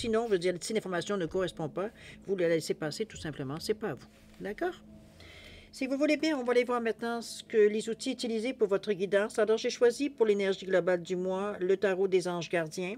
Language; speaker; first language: French; native; French